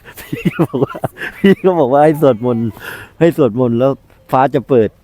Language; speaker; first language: Thai; native; Thai